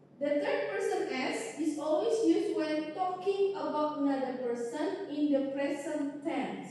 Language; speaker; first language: English; non-native, fluent; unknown